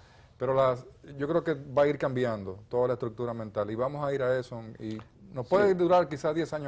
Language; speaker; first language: Spanish; native; Spanish